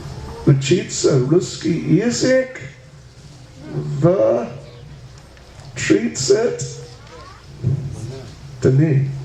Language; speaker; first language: Russian; non-native, learner; English